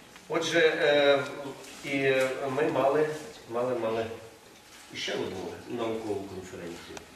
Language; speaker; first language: Ukrainian; native; Ukrainian